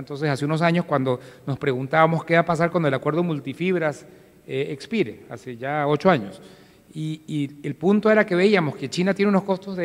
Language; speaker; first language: Spanish; native; Spanish